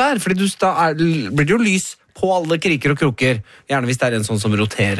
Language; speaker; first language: Norwegian; native; Norwegian